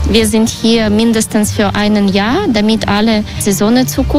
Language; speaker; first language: German; non-native, fluent; Belarusian